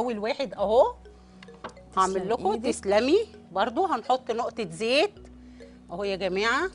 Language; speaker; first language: Arabic; native; Arabic